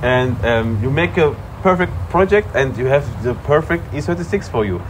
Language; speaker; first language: English; non-native, learner; German